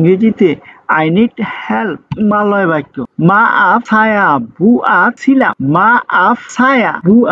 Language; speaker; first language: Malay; non-native, fluent; Bangla